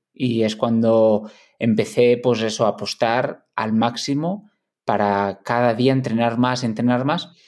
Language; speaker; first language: Spanish; non-native, local second language; Catalan